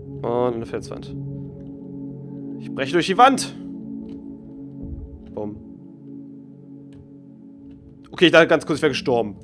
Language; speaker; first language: German; native; German